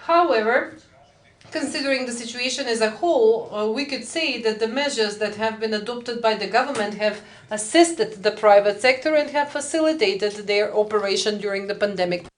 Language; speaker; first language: English; non-native, fluent; Macedonian